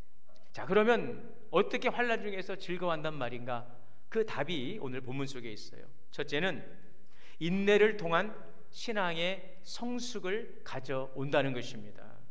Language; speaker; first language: Korean; native; Korean